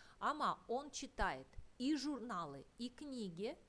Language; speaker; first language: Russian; non-native, fluent; Turkish